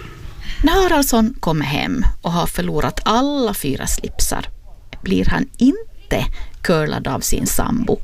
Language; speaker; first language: Swedish; native; Swedish